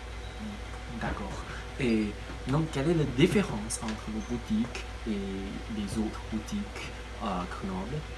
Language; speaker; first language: French; non-native, learner; Chinese